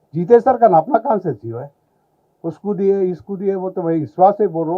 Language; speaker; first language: Hindi; non-native, local second language; Telugu